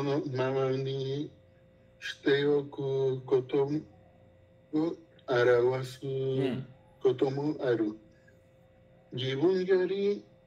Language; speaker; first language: Japanese; non-native, learner; Spanish